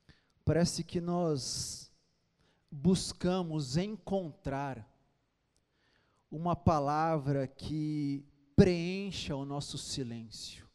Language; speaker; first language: Portuguese; native; Portuguese